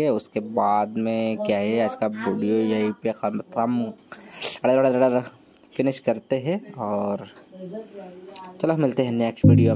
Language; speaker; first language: Hindi; non-native, local second language; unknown